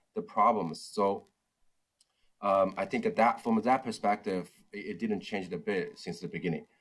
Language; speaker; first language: English; non-native, fluent; Chinese